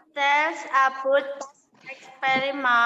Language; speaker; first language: English; non-native, learner; Indonesian